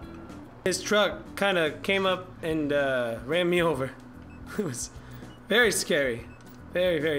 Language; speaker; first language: English; native; English